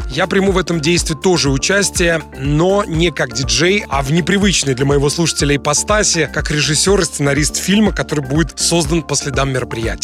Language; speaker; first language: Russian; native; Russian